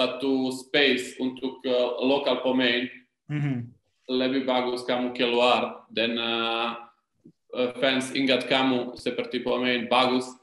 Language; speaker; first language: Indonesian; non-native, learner; Serbian